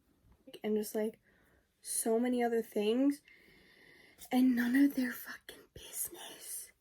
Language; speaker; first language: English; native; English